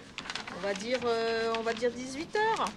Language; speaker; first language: French; native; French